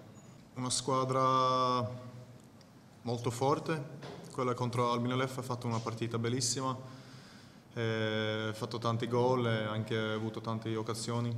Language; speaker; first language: Italian; non-native, fluent; Swedish